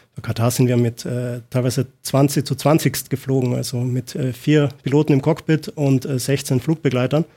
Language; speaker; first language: German; native; German